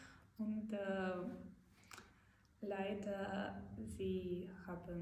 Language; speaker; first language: German; non-native, learner; Ukrainian